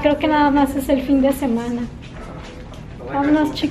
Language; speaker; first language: Spanish; native; Spanish